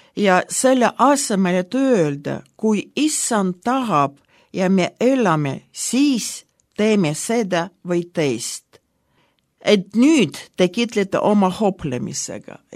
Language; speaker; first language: Estonian; non-native, local second language; Russian